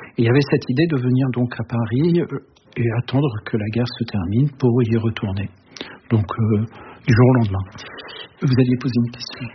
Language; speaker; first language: French; early bilingual, other home language; Arabic